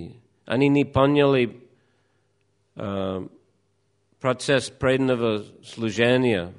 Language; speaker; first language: Russian; non-native, fluent; English